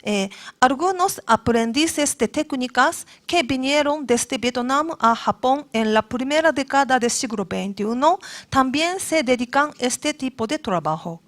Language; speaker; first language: Spanish; non-native, learner; Japanese